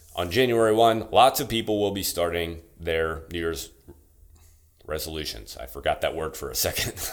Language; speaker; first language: English; native; English